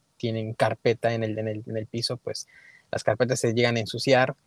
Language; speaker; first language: Spanish; early bilingual, heritage; Spanish